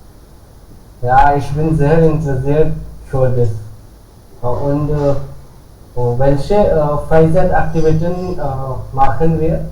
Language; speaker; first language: German; non-native, learner; Hindi